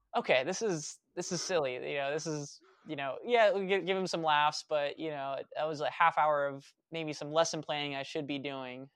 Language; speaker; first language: English; native; English